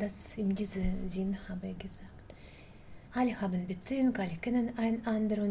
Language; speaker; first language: German; non-native, learner; Russian